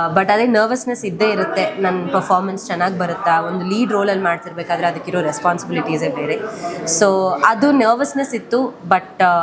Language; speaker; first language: Kannada; native; Kannada